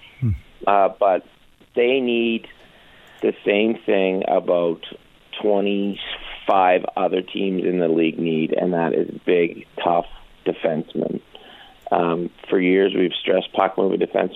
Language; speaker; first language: English; native; English